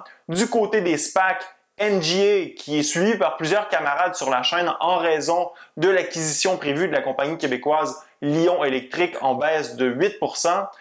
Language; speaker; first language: French; native; French